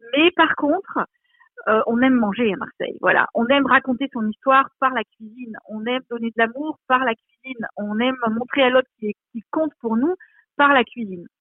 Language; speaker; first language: French; native; French